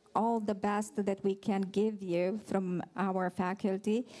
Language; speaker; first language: English; non-native, fluent; Romanian